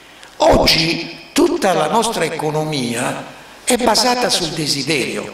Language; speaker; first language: Italian; native; Italian